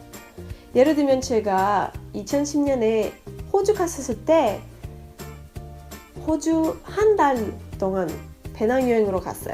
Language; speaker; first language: Korean; non-native, fluent; French